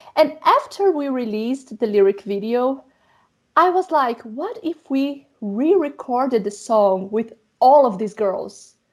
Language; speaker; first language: English; non-native, fluent; Portuguese